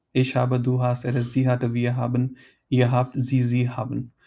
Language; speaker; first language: German; non-native, fluent; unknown